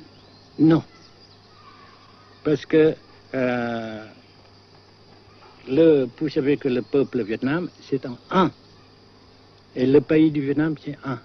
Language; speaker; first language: French; non-native, local second language; Vietnamese